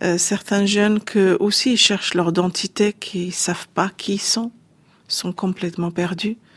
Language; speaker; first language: French; non-native, fluent; Arabic